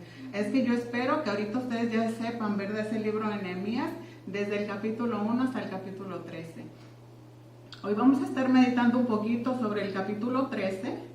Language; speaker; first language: Spanish; native; Spanish